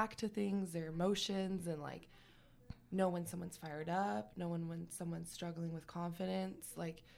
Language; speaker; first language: English; native; English